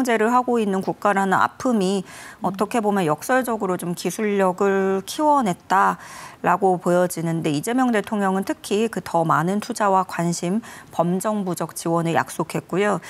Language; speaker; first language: Korean; native; Korean